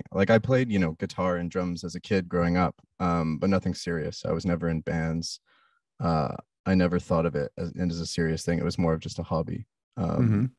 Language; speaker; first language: English; native; English